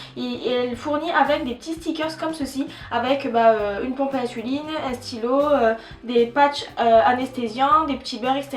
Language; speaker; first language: French; native; French